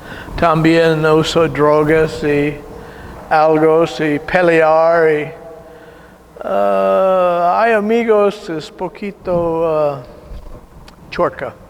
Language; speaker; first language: Spanish; non-native, learner; English